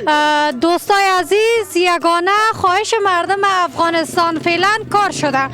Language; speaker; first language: Persian; native; Persian